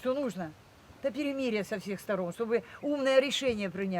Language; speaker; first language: Russian; native; Russian